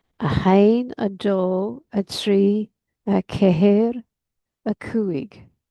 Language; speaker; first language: Irish; non-native, learner; English